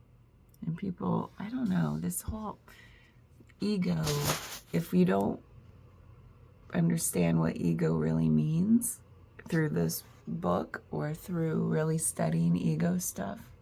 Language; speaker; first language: English; native; English